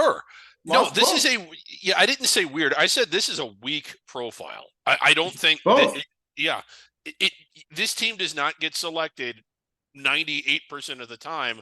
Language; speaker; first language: English; native; English